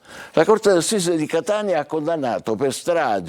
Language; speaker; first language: Italian; native; Italian